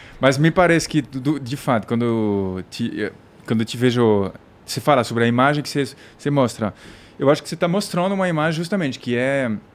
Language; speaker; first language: Portuguese; non-native, fluent; French